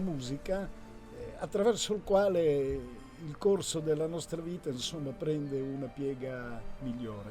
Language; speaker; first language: Italian; native; Italian